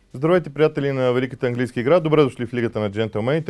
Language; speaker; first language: Bulgarian; native; Bulgarian